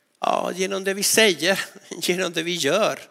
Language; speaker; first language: Swedish; non-native, fluent; Spanish